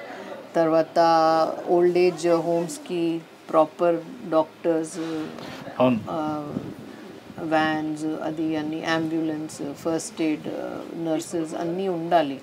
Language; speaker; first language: Telugu; non-native, learner; Hindi